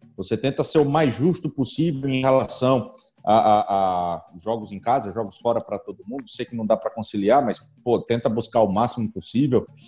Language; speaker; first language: Portuguese; native; Portuguese